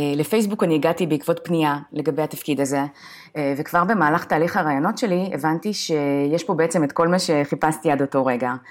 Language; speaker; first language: Hebrew; native; Hebrew